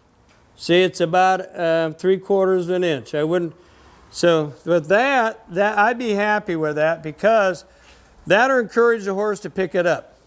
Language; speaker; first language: English; native; English